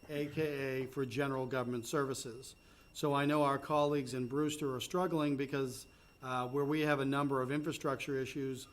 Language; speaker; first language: English; native; English